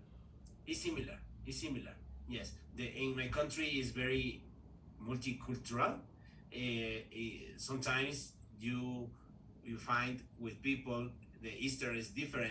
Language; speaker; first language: English; non-native, learner; Spanish